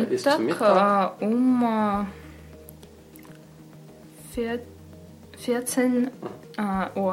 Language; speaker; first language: German; non-native, learner; Russian